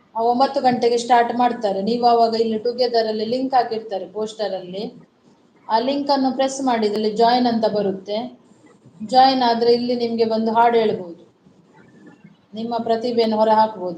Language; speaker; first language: Kannada; non-native, local second language; Konkani